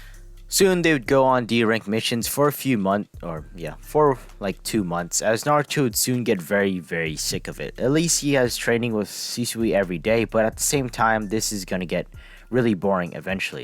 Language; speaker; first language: English; native; English